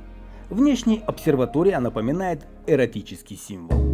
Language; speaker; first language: Russian; native; Russian